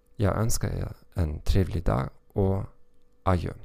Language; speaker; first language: Swedish; non-native, learner; German